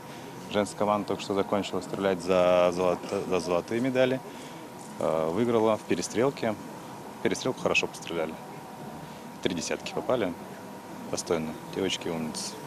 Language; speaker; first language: Russian; native; Russian